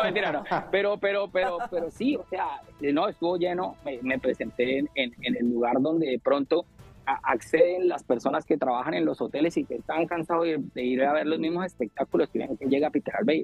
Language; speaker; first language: Spanish; native; Spanish